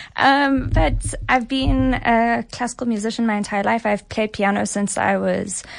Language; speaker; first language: English; native; English